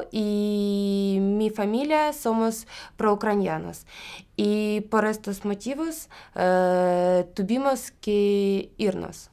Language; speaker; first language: Spanish; non-native, learner; Ukrainian